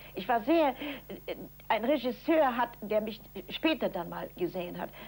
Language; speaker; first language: German; native; German